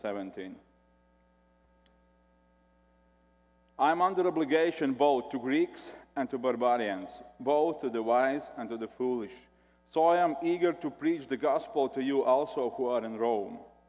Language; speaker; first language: English; non-native, fluent; Latvian